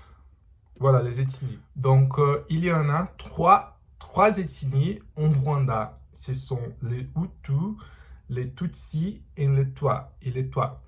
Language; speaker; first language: French; non-native, learner; Portuguese